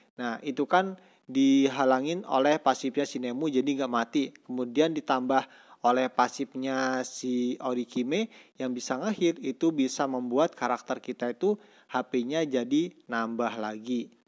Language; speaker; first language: Indonesian; native; Indonesian